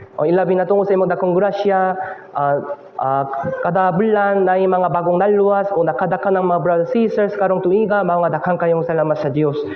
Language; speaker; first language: Cebuano; non-native, fluent; Korean